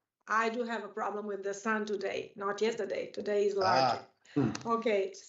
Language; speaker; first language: English; non-native, learner; Romanian